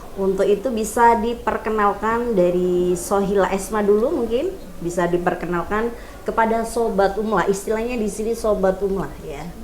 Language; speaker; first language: Indonesian; native; Indonesian